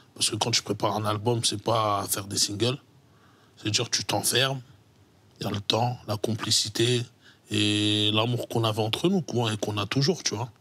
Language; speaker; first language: French; native; French